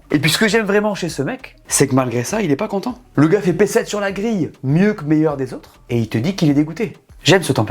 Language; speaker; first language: French; native; French